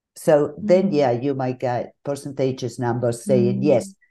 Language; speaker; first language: English; non-native, fluent; Spanish